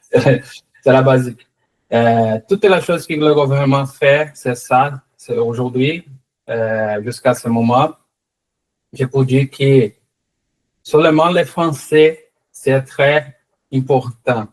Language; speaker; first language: French; non-native, learner; Portuguese